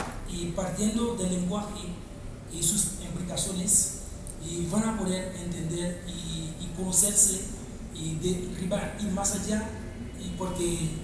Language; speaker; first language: Spanish; non-native, fluent; Haitian Creole